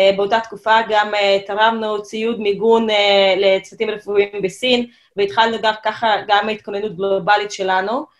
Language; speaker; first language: Hebrew; non-native, fluent; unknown